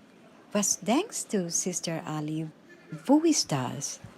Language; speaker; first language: German; non-native, fluent; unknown